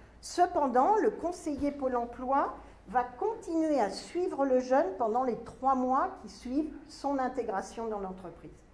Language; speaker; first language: French; native; French